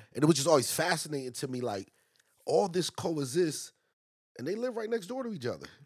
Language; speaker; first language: English; native; English